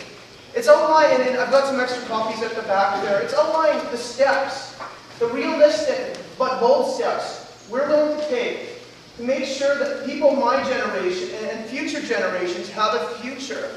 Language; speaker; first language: English; native; English